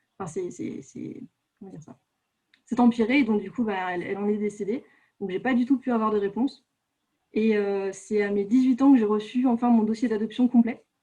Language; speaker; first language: French; native; French